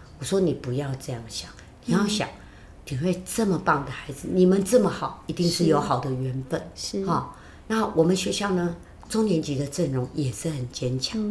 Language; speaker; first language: Chinese; native; Chinese